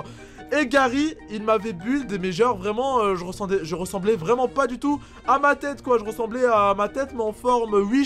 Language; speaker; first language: French; native; French